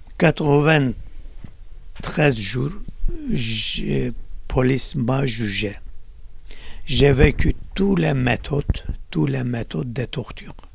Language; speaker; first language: French; non-native, learner; Kurdish